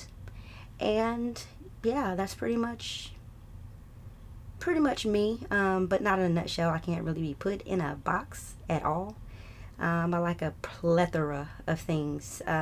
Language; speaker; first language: English; native; English